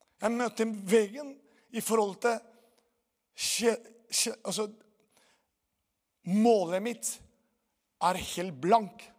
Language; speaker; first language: Norwegian; non-native, fluent; Portuguese